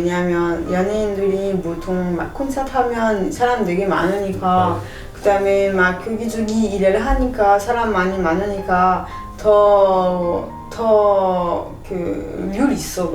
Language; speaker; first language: Korean; non-native, learner; French